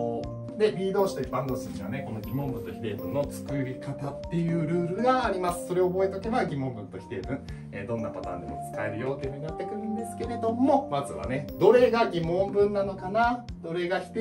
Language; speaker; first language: Japanese; native; Japanese